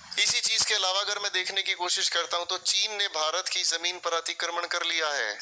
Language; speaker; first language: Hindi; native; Hindi